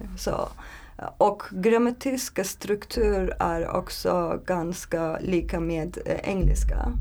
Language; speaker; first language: Swedish; non-native, learner; Turkish